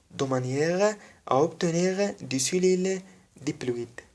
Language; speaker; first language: French; non-native, fluent; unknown